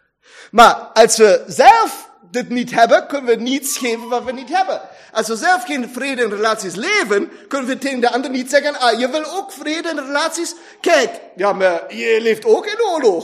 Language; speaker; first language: Dutch; non-native, fluent; German